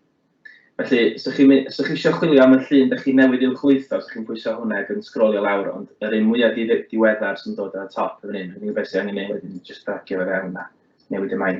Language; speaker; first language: Welsh; native; Welsh